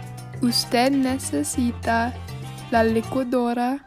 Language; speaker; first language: Spanish; non-native, learner; English